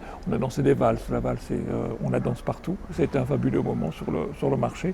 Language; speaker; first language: French; native; French